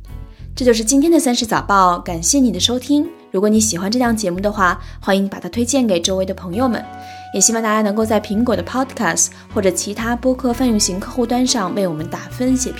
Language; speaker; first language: Chinese; native; Chinese